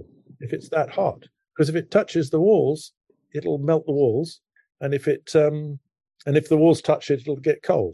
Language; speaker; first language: English; native; English